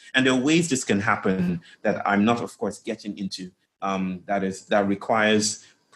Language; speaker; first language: English; non-native, local second language; Yoruba